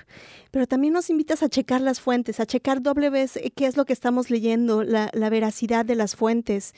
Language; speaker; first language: Spanish; native; Spanish